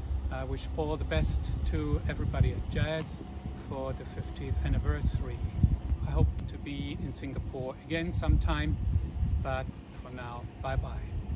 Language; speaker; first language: English; non-native, fluent; German